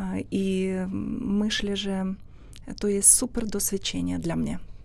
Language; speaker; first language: Polish; non-native, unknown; Ukrainian